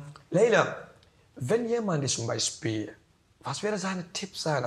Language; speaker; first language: German; non-native, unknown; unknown